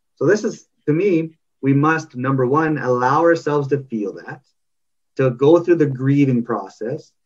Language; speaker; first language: English; native; English